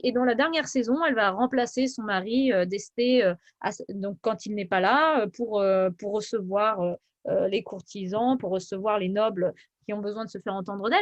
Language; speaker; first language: French; native; French